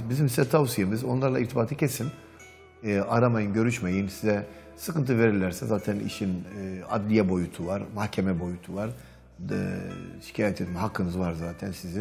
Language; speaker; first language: Turkish; native; Turkish